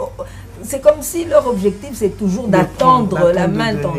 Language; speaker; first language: French; non-native, local second language; Lingala